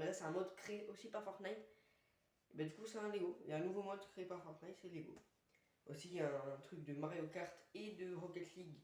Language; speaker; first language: French; native; French